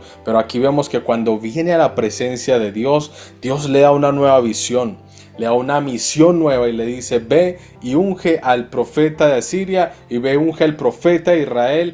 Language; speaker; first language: Spanish; native; Spanish